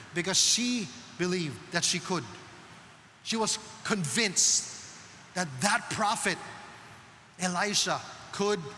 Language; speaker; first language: English; non-native, local second language; Filipino